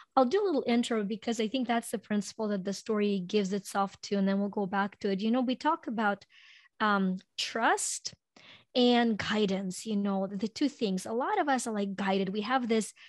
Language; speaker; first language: English; non-native, fluent; Ukrainian